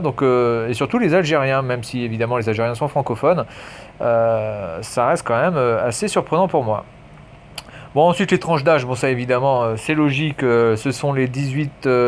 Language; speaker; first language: French; native; French